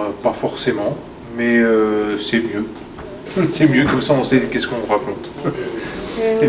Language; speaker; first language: French; native; French